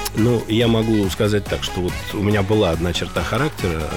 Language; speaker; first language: Russian; native; Russian